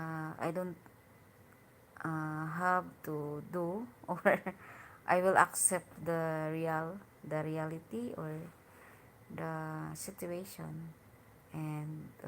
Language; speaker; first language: English; non-native, learner; Hiligaynon